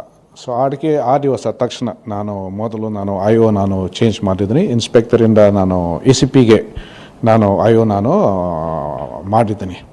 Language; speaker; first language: Kannada; non-native, fluent; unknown